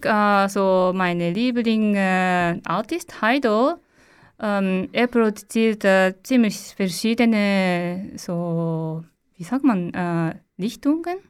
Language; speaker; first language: German; non-native, learner; Japanese